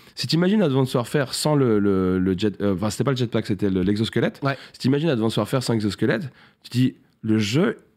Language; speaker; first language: French; native; French